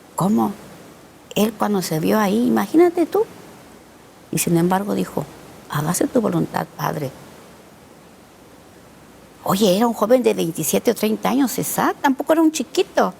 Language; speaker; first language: Spanish; native; Spanish